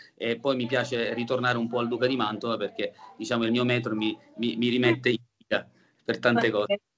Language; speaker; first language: Italian; native; Italian